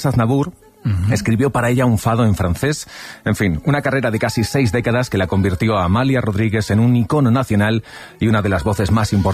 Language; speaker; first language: Spanish; native; Spanish